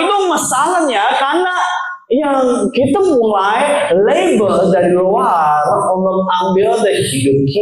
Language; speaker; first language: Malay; non-native, learner; English